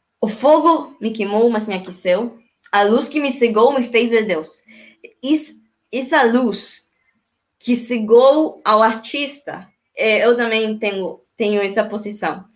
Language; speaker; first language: Portuguese; non-native, learner; Spanish